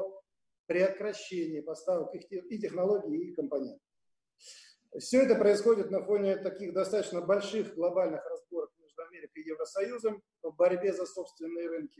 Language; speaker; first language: Russian; native; Russian